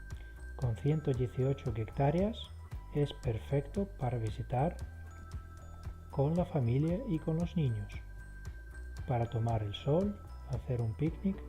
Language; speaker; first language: Spanish; non-native, fluent; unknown